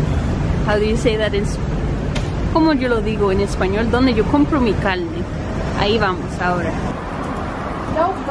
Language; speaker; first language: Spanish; early bilingual, heritage; Spanish